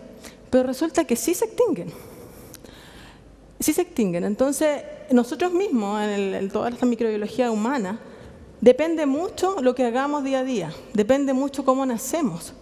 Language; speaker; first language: Spanish; native; Spanish